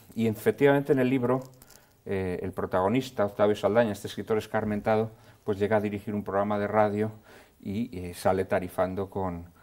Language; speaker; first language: Spanish; native; Spanish